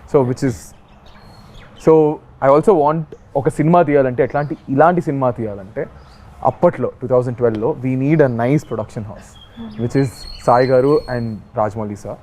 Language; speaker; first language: Telugu; native; Telugu